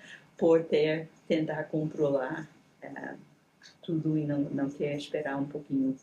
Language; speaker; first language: Portuguese; non-native, fluent; English